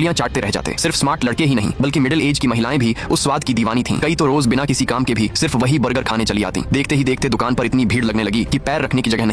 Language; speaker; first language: Hindi; native; Hindi